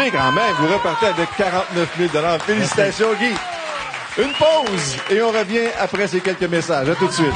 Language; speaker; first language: French; native; French